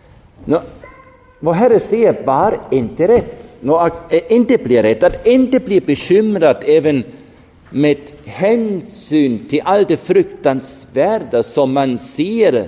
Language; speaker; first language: Swedish; non-native, fluent; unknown